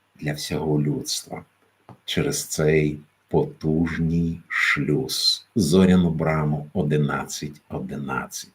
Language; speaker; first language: Ukrainian; native; Ukrainian